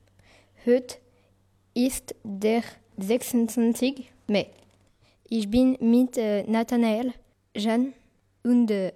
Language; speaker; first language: German; non-native, learner; French